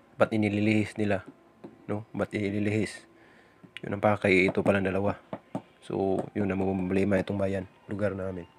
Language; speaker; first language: Filipino; non-native, local second language; Cebuano